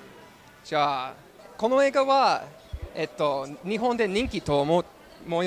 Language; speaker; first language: Japanese; non-native, learner; English